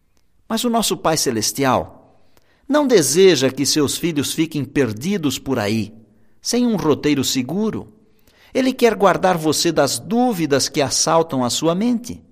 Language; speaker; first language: Portuguese; native; Portuguese